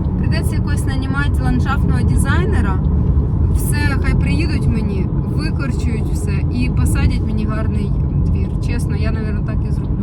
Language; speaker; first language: Ukrainian; non-native, local second language; Russian